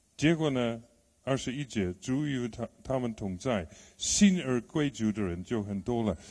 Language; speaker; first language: Chinese; non-native, fluent; English